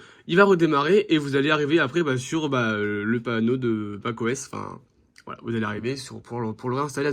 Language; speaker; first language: French; native; French